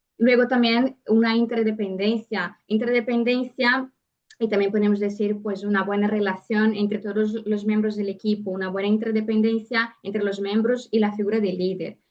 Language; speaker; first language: Spanish; non-native, fluent; Portuguese